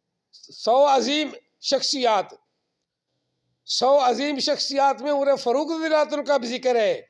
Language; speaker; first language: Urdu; non-native, local second language; Punjabi